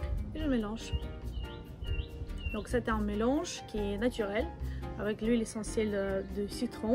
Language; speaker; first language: French; non-native, fluent; Russian